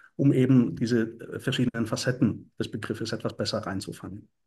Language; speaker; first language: German; non-native, fluent; Bulgarian